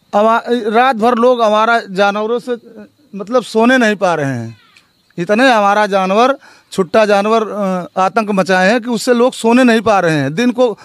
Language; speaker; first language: Hindi; native; Hindi